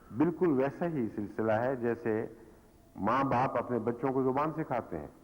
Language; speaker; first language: Urdu; native; Urdu